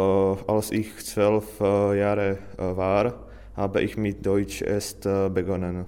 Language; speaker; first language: German; non-native, learner; Czech